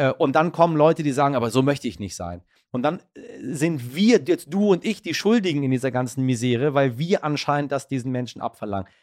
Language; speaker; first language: German; early bilingual, other home language; Persian